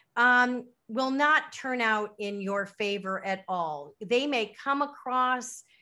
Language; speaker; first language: English; native; English